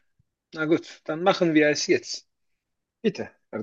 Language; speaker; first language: German; non-native, learner; Turkish